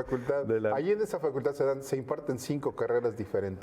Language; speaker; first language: Spanish; native; Spanish